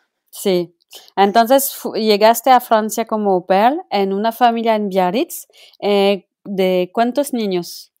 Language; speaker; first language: Spanish; non-native, local second language; French